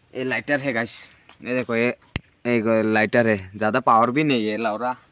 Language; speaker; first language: Hindi; non-native, local second language; Assamese